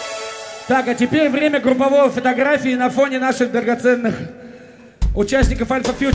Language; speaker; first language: Russian; non-native, fluent; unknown